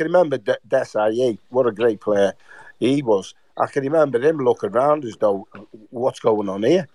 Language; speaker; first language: English; native; English